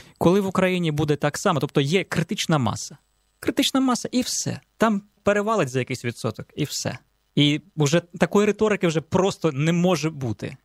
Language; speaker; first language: Ukrainian; native; Ukrainian